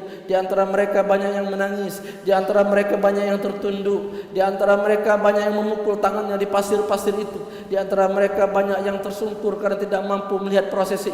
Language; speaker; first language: Indonesian; native; Indonesian